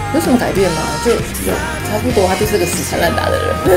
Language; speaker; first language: Chinese; native; Chinese